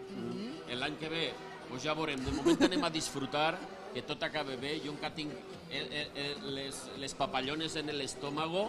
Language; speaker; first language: Catalan; native; Catalan